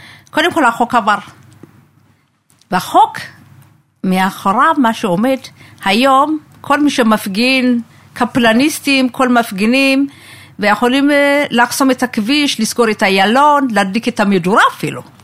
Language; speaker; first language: Hebrew; non-native, fluent; Amharic